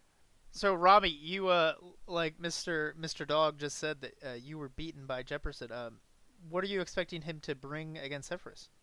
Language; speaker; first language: English; native; English